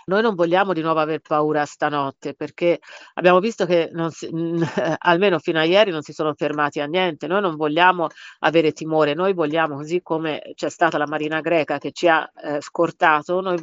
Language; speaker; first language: Italian; native; Italian